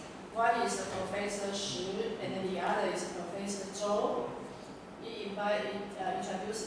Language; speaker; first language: English; non-native, learner; Chinese